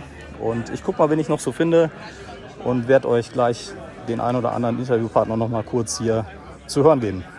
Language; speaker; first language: German; native; German